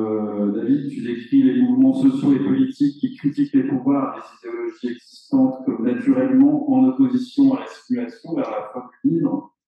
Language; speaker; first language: French; native; French